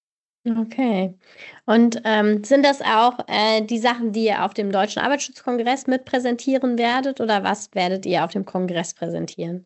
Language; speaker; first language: German; native; German